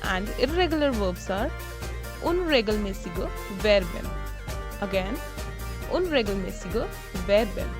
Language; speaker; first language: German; non-native, learner; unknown